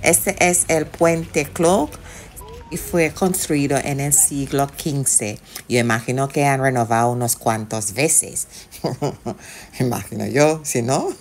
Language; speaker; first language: Spanish; non-native, fluent; English